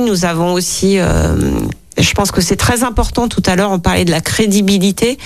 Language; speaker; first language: French; native; French